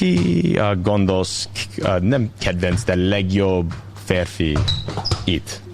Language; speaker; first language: Hungarian; non-native, learner; English